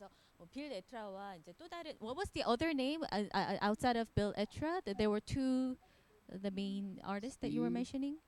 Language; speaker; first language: English; non-native, fluent; Korean